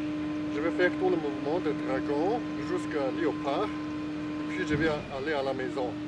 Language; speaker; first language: French; non-native, learner; Chinese